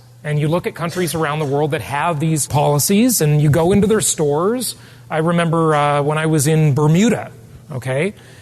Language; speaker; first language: English; native; English